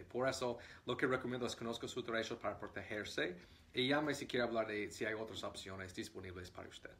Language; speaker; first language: Spanish; non-native, fluent; English